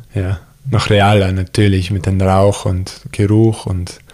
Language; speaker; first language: German; early bilingual, heritage; German